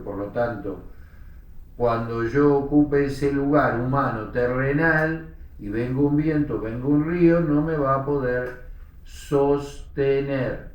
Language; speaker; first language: Spanish; native; Spanish